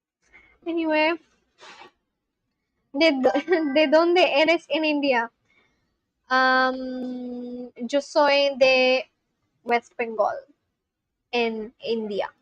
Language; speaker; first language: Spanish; non-native, learner; Bangla